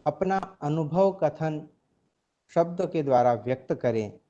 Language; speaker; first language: Hindi; non-native, local second language; Gujarati